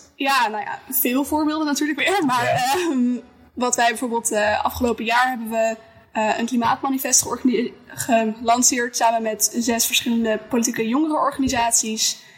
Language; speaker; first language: Dutch; native; Dutch